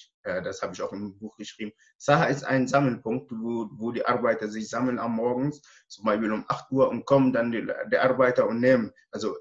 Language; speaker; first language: German; non-native, learner; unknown